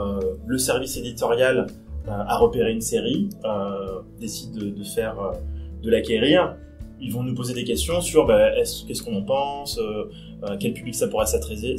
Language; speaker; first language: French; native; French